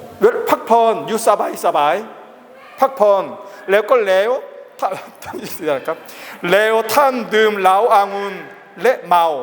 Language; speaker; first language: Thai; non-native, learner; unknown